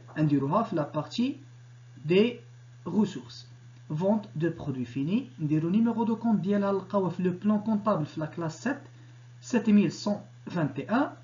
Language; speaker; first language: French; non-native, local second language; Arabic